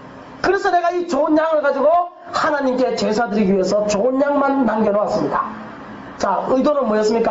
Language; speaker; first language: Korean; native; Korean